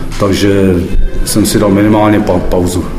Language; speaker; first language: Czech; native; Czech